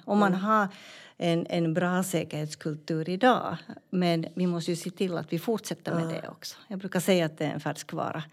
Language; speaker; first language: Swedish; non-native, fluent; Finnish